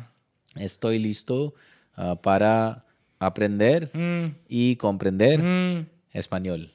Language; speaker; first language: Spanish; non-native, learner; Hindi